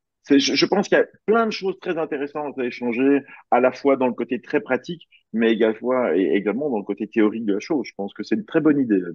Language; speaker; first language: French; native; French